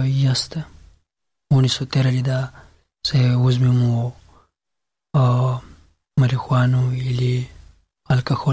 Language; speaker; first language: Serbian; non-native, learner; Pashto